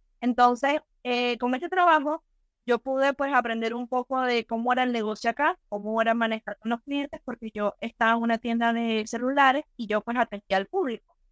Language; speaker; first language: Spanish; native; Spanish